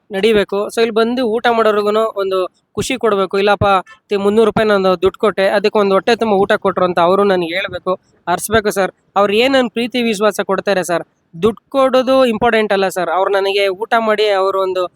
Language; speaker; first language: Kannada; native; Kannada